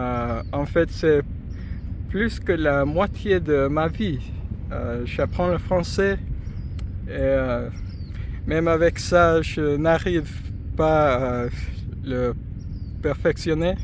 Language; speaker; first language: French; non-native, fluent; English